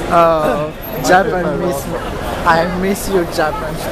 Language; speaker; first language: English; non-native, learner; French